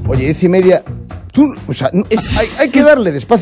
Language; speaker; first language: Spanish; native; Spanish